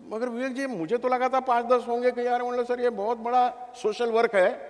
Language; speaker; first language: Hindi; non-native, local second language; Marathi